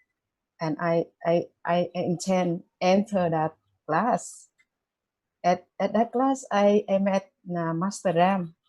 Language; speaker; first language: English; non-native, learner; Vietnamese